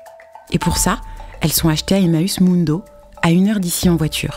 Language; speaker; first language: French; native; French